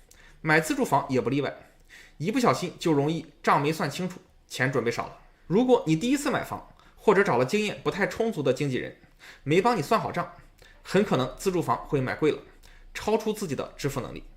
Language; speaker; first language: Chinese; native; Chinese